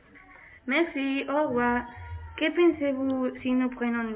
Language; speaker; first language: French; non-native, learner; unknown